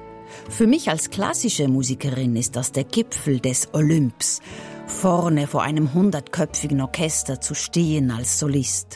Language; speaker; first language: German; native; German